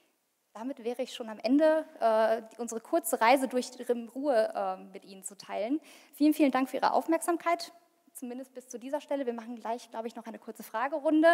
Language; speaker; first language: German; native; German